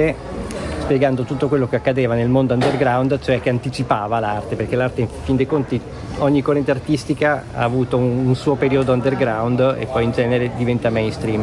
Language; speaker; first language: Italian; native; Italian